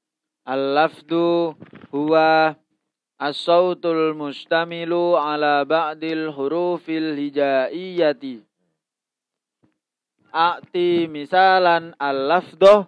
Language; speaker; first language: Arabic; non-native, learner; Indonesian